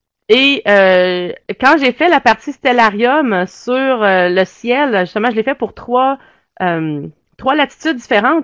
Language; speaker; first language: French; native; French